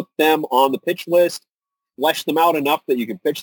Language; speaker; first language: English; native; English